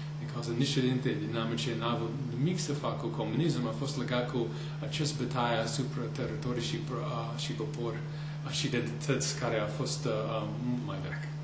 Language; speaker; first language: Romanian; non-native, fluent; English